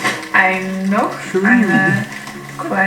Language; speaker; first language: German; non-native, learner; English